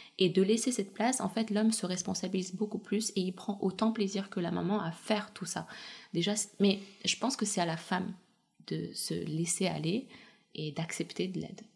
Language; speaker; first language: French; early bilingual, other home language; Russian